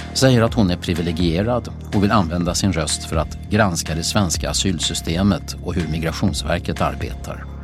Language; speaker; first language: Swedish; native; Swedish